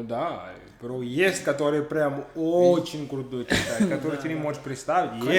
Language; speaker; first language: Russian; non-native, fluent; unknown